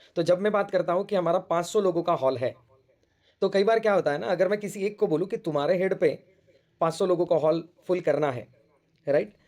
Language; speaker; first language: Hindi; non-native, local second language; Marathi